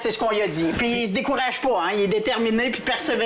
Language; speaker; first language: French; native; French